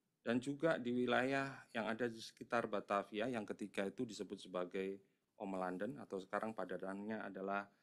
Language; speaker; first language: Indonesian; native; Indonesian